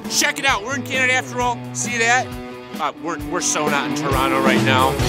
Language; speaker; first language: English; native; English